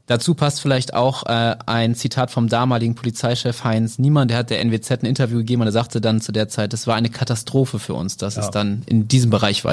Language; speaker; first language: German; native; German